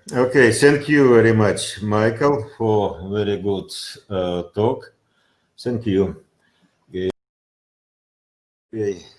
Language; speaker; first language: English; non-native, learner; Russian